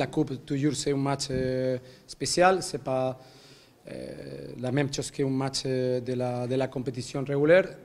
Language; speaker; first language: French; non-native, learner; Spanish